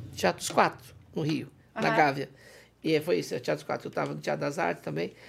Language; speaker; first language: Portuguese; native; Portuguese